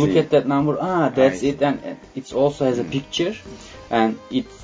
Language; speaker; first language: English; non-native, fluent; Turkish